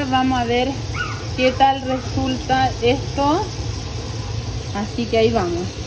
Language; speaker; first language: Spanish; native; Spanish